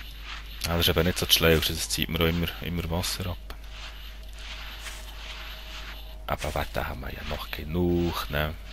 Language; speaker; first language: German; native; German